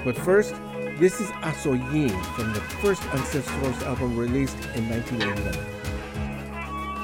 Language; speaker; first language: English; native; English